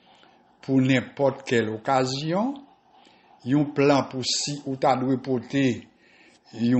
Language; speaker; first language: French; non-native, local second language; Haitian Creole